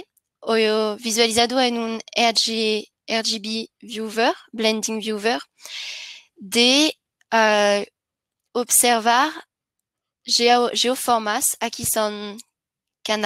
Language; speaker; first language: Spanish; non-native, learner; French